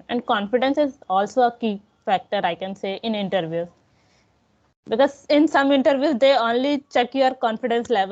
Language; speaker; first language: English; non-native, local second language; Hindi